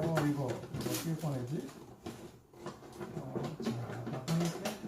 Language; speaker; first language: Korean; native; Korean